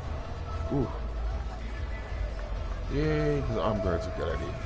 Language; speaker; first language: English; native; English